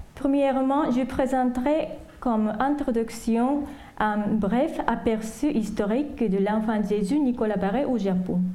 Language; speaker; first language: French; non-native, fluent; Japanese